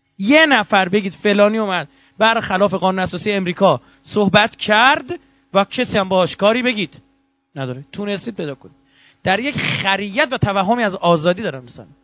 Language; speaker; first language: Persian; native; Persian